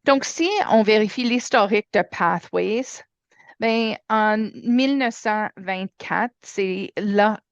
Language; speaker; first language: French; non-native, learner; English